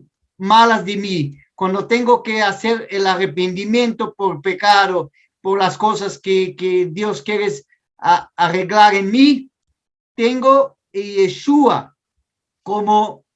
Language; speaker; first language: Spanish; non-native, fluent; Portuguese